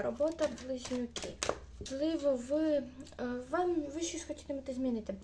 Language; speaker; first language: Ukrainian; native; Ukrainian